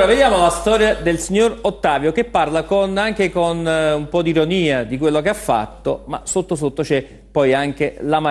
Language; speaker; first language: Italian; native; Italian